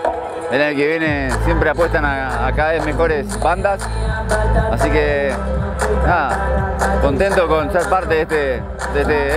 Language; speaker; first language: Spanish; native; Spanish